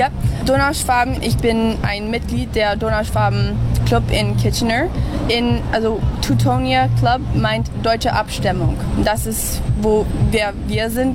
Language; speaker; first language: German; early bilingual, heritage; English